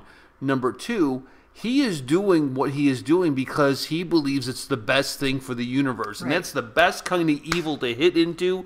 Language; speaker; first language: English; native; English